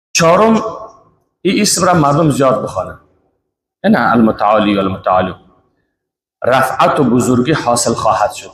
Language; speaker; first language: Persian; native; Persian